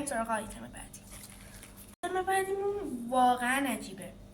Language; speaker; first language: Persian; native; Persian